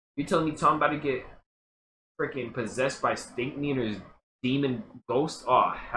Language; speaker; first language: English; native; English